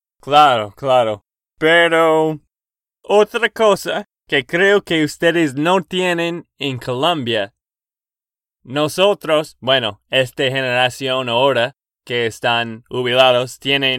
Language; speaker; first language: Spanish; non-native, learner; English